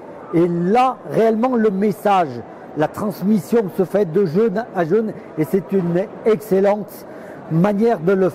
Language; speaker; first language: French; native; French